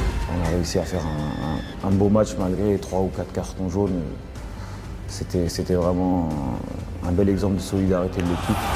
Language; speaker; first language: French; native; French